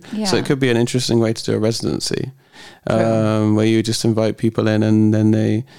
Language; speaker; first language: English; native; English